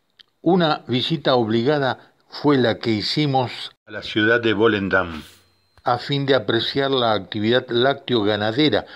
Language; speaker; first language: Spanish; native; Spanish